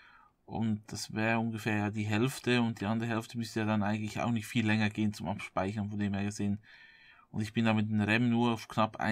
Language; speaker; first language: German; native; German